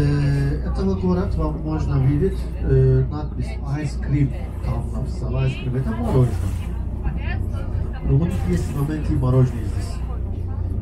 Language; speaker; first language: Russian; non-native, learner; Turkish